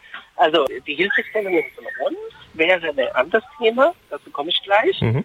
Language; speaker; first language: German; non-native, fluent; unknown